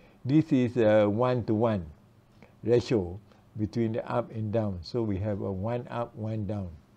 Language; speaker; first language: English; non-native, local second language; Malay